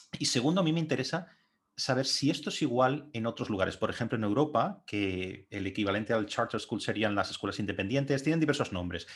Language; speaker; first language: Spanish; native; Spanish